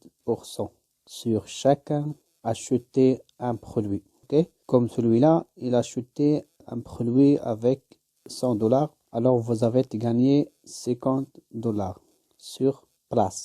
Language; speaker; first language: French; non-native, learner; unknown